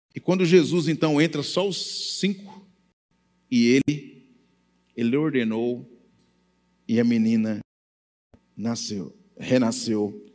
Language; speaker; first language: Portuguese; native; Portuguese